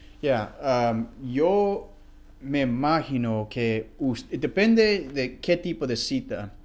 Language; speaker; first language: Spanish; non-native, fluent; English